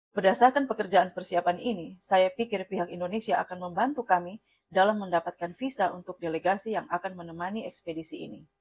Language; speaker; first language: Indonesian; non-native, fluent; Russian